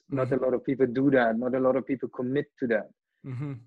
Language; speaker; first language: English; non-native, fluent; German